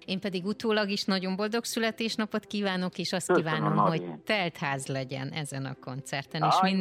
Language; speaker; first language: Hungarian; native; Hungarian